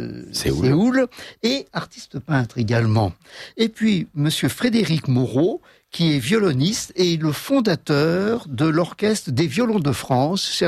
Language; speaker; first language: French; native; French